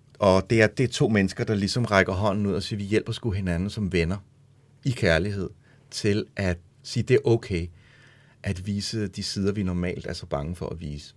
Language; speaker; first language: Danish; early bilingual, other home language; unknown